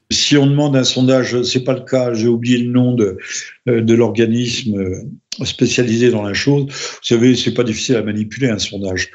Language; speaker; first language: French; native; French